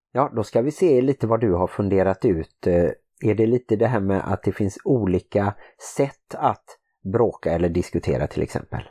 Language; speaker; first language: Swedish; native; Swedish